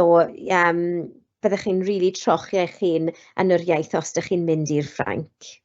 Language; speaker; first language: Welsh; non-native, local second language; English